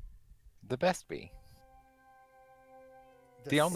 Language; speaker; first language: English; native; English